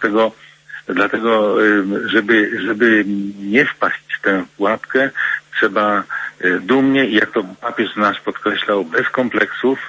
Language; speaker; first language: Polish; native; Polish